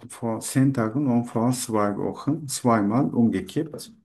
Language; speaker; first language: German; non-native, learner; Turkish